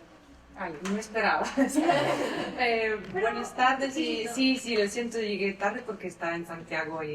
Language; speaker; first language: Spanish; non-native, fluent; Italian